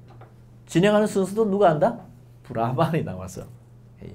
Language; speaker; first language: Korean; native; Korean